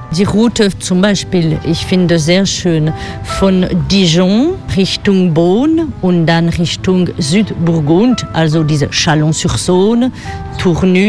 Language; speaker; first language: German; non-native, fluent; French